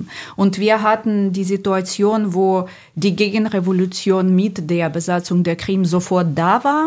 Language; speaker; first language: German; non-native, fluent; Ukrainian